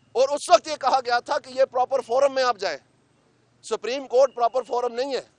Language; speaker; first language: Urdu; non-native, local second language; Punjabi